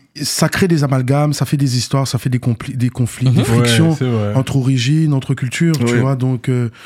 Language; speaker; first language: French; native; French